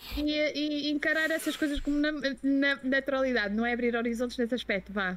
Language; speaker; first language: Portuguese; native; Portuguese